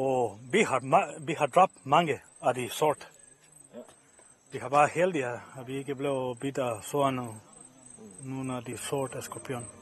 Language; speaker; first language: Danish; non-native, fluent; Spanish